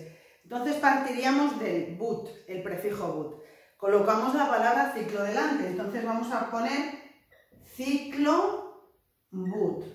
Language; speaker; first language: Spanish; native; Spanish